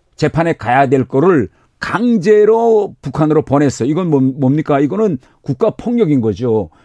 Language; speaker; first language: Korean; native; Korean